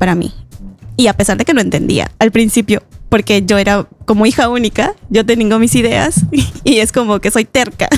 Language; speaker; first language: Spanish; native; Spanish